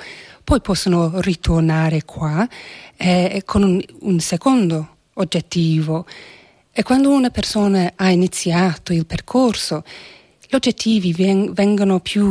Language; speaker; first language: Italian; non-native, fluent; English